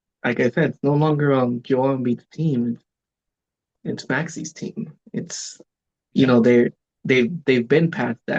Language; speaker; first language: English; native; English